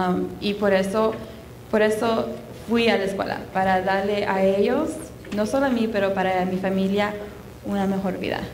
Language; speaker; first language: Spanish; early bilingual, heritage; Spanish